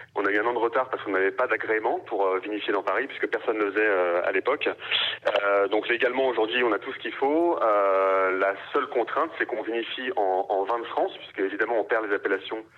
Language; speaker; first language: French; native; French